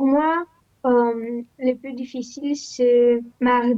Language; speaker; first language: French; non-native, learner; Romanian